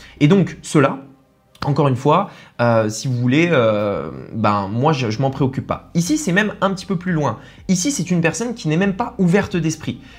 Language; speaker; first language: French; native; French